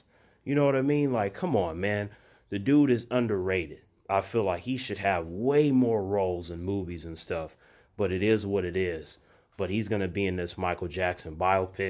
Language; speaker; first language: English; native; English